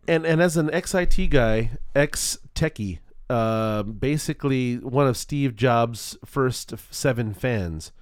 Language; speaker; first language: English; native; English